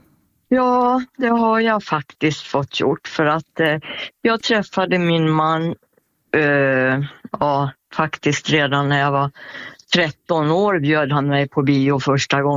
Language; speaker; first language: Swedish; native; Swedish